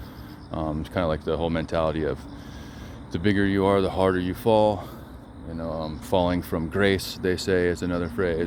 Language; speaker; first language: English; native; English